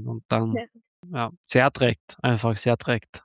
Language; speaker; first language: German; non-native, learner; Norwegian